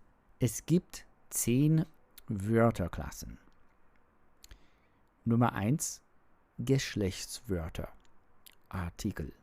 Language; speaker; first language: German; non-native, learner; English